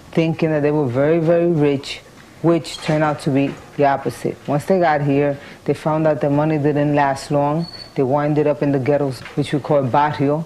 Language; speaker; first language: English; early bilingual, other home language; Spanish